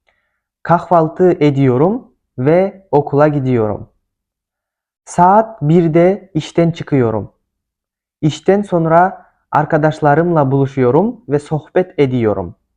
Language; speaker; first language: Turkish; non-native, fluent; Kyrgyz